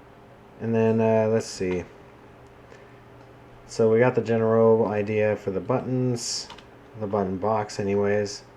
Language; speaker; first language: English; native; English